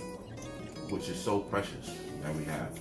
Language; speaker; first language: English; native; English